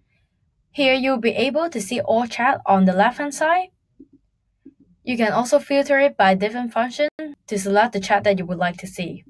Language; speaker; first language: English; non-native, fluent; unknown